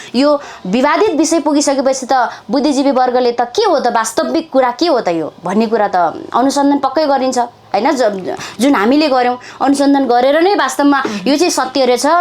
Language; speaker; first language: Nepali; non-native, local second language; Eastern Tamang